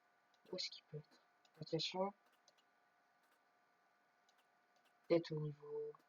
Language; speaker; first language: French; native; French